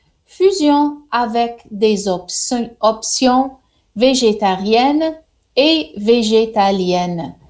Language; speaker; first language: French; non-native, fluent; English